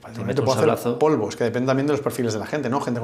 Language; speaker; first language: Spanish; native; Spanish